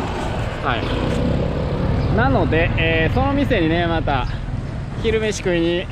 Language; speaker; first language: Japanese; native; Japanese